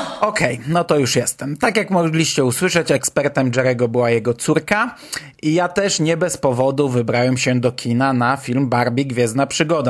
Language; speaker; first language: Polish; native; Polish